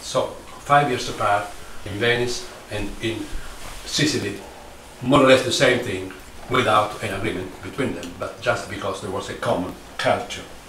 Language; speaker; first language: English; non-native, fluent; Italian